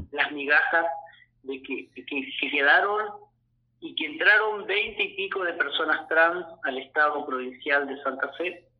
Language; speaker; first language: Spanish; native; Spanish